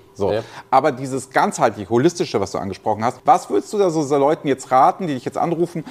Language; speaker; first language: German; native; German